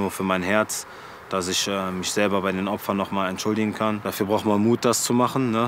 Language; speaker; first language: German; early bilingual, other home language; French